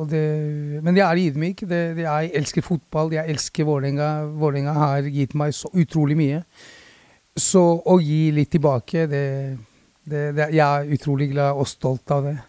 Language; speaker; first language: Norwegian; early bilingual, other home language; Spanish